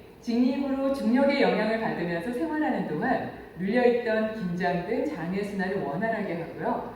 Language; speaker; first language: Korean; native; Korean